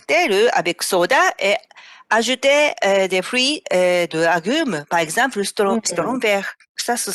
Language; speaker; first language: French; non-native, fluent; Japanese